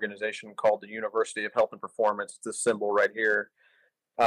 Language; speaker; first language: English; native; English